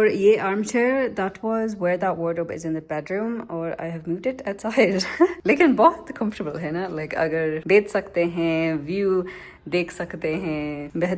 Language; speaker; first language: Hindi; non-native, learner; English